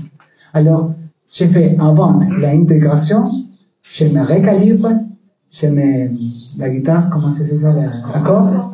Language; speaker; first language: French; non-native, learner; Spanish